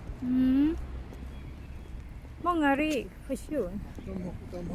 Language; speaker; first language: Swedish; non-native, learner; Thai